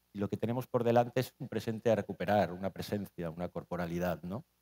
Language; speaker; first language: Spanish; native; Spanish